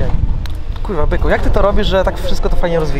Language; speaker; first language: Polish; native; Polish